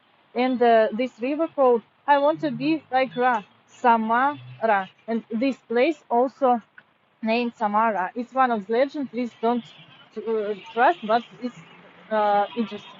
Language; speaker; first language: English; non-native, fluent; Russian